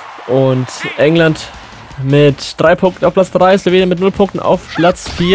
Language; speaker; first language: German; native; German